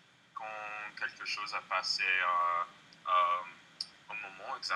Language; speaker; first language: French; non-native, learner; English